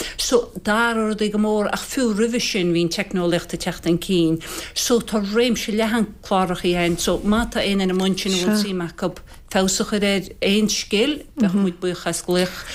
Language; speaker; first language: Irish; native; Irish